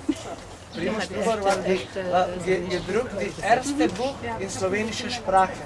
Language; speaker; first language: German; non-native, learner; Slovenian